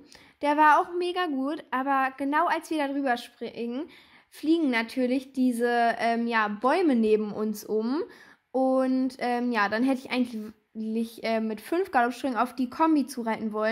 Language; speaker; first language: German; native; German